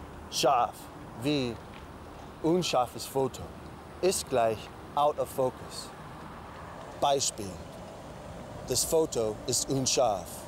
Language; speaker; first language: German; non-native, fluent; English